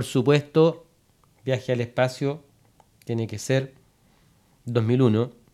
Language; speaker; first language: Spanish; native; Spanish